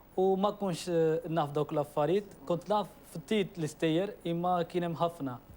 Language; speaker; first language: Maltese; non-native, fluent; Urdu